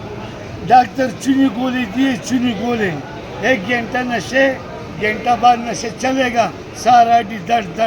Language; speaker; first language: Hindi; non-native, local second language; Pashto